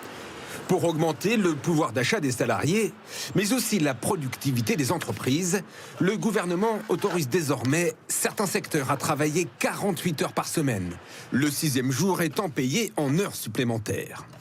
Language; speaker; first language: French; native; French